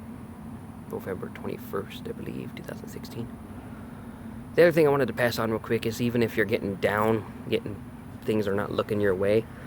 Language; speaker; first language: English; native; English